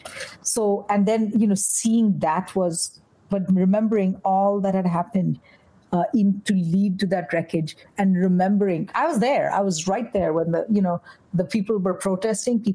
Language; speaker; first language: English; non-native, local second language; Bangla